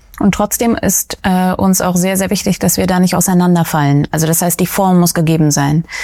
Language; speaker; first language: German; early bilingual, other home language; Russian